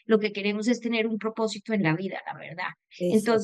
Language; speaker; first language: Spanish; native; Spanish